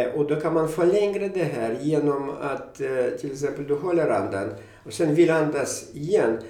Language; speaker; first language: Swedish; non-native, fluent; Russian